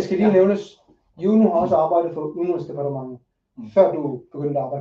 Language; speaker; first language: Danish; non-native, local second language; Kalaallisut